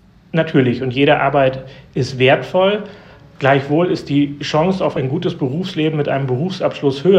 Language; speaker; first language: German; native; German